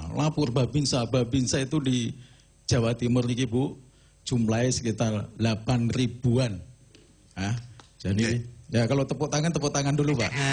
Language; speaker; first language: Indonesian; non-native, local second language; Javanese